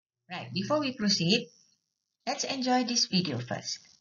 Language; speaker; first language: English; non-native, local second language; Malay